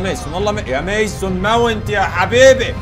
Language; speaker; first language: Arabic; native; Arabic